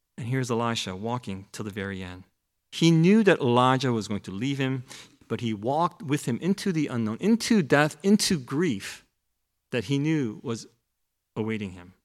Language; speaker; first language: English; early bilingual, other home language; Korean